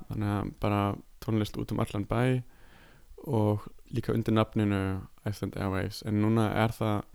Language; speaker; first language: Icelandic; non-native, fluent; German